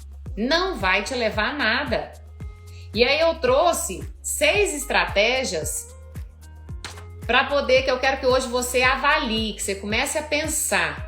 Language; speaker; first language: Portuguese; native; Portuguese